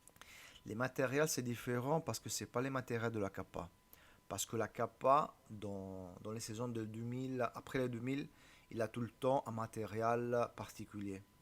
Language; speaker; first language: French; non-native, learner; Italian